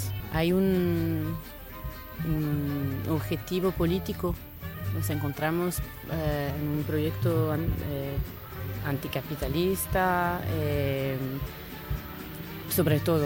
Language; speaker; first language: Spanish; non-native, fluent; French